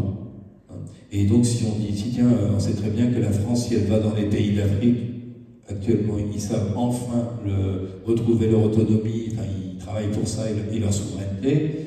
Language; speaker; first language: French; native; French